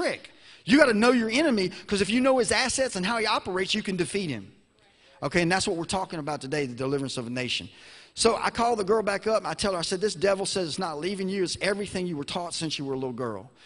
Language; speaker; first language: English; native; English